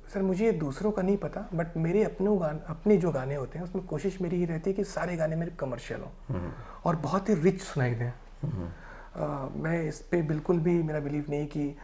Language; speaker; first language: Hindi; native; Hindi